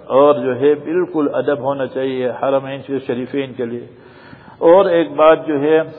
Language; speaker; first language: Urdu; native; Urdu